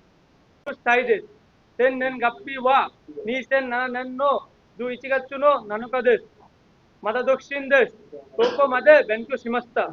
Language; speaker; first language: Japanese; non-native, learner; Bangla